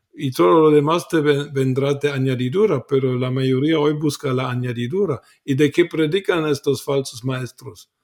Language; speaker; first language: Spanish; non-native, fluent; German